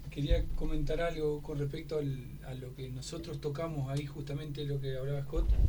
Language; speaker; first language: Spanish; native; Spanish